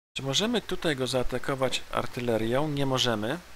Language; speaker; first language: Polish; native; Polish